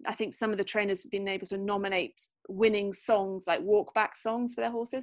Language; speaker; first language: English; native; English